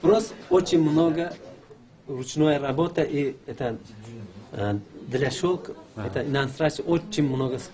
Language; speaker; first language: Russian; non-native, local second language; Uzbek